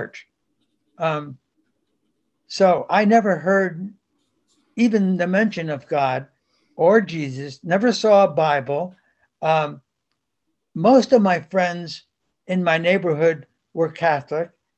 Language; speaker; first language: English; early bilingual, other home language; Spanish